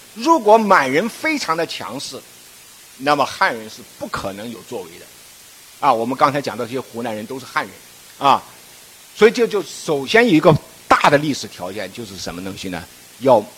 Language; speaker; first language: Chinese; native; Chinese